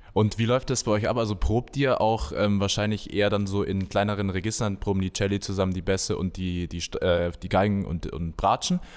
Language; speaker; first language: German; native; German